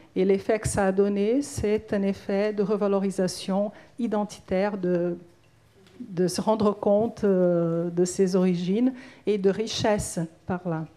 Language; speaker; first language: French; non-native, fluent; Portuguese